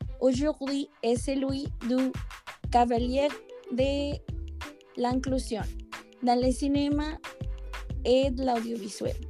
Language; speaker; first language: French; non-native, learner; Spanish